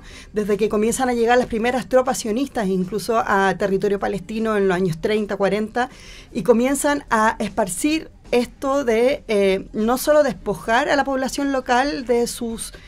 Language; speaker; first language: Spanish; native; Spanish